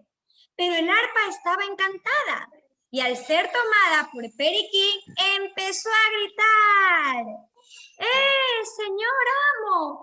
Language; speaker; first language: Spanish; native; Spanish